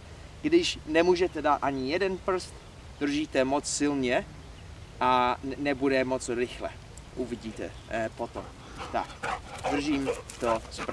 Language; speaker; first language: Czech; non-native, learner; English